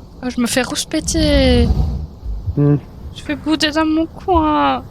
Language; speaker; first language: French; native; French